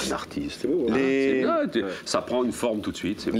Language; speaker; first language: French; native; French